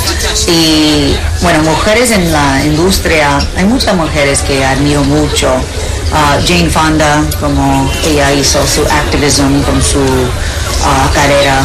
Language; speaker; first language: Spanish; early bilingual, heritage; English